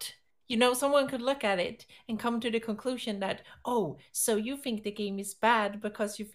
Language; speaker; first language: English; non-native, fluent; Swedish